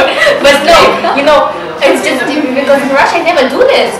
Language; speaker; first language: English; non-native, learner; Russian